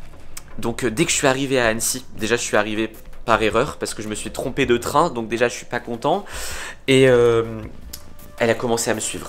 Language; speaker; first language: French; native; French